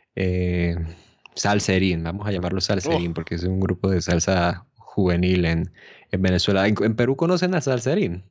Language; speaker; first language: Spanish; native; Spanish